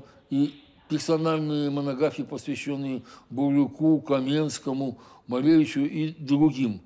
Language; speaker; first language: Russian; native; Russian